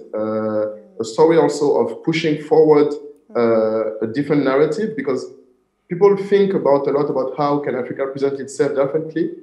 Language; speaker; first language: English; non-native, fluent; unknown